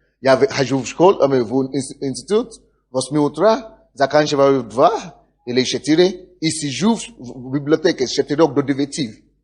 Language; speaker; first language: Russian; non-native, fluent; Yoruba